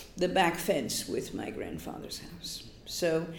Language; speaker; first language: English; non-native, fluent; Polish